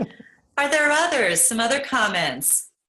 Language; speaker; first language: English; native; English